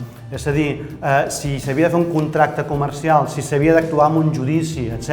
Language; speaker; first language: Catalan; native; Catalan